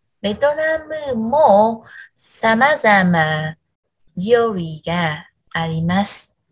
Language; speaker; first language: Japanese; non-native, learner; Vietnamese